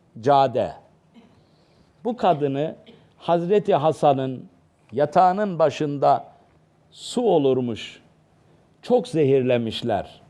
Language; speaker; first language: Turkish; native; Turkish